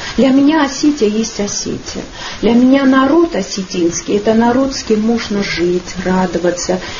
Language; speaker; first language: Russian; non-native, local second language; Ossetic